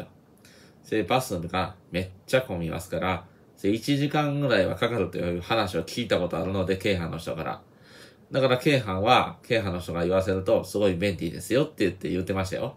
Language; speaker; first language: Japanese; native; Japanese